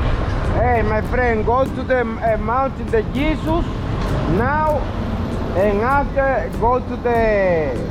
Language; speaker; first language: English; non-native, learner; Spanish